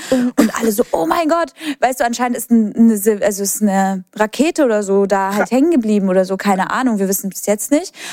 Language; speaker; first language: German; early bilingual, other home language; Polish